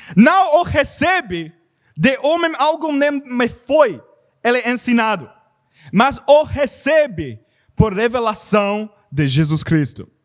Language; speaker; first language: Portuguese; non-native, learner; English